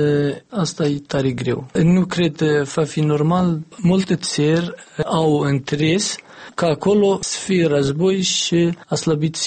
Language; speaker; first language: Romanian; non-native, learner; Arabic